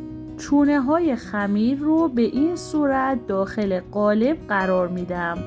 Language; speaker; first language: Persian; native; Persian